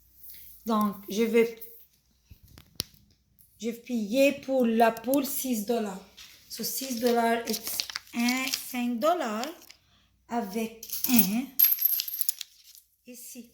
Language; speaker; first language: French; non-native, fluent; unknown